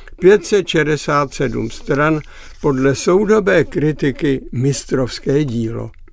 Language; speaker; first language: Czech; native; Czech